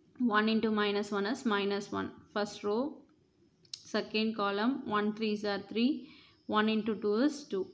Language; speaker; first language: English; non-native, local second language; Tamil